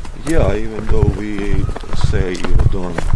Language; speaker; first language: English; non-native, fluent; Serbian